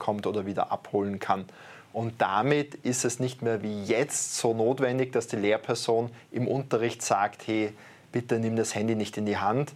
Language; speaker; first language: German; native; German